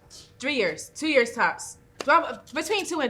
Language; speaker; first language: English; native; English